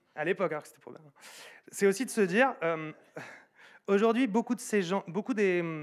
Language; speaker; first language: French; native; French